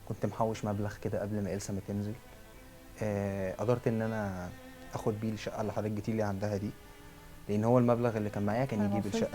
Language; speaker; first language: Arabic; native; Arabic